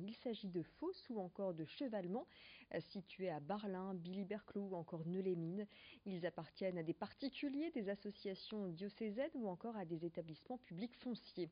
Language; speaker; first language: French; native; French